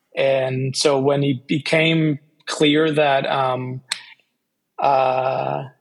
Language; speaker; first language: English; non-native, fluent; Spanish